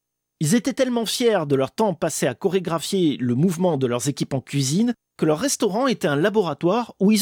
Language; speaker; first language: French; native; French